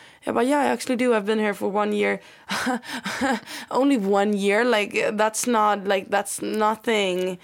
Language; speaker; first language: English; non-native, fluent; Swedish